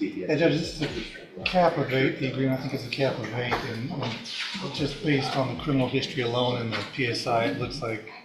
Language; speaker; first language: English; native; English